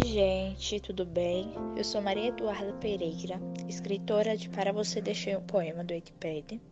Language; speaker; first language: Portuguese; native; Portuguese